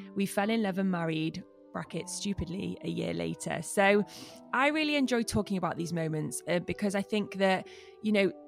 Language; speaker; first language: English; native; English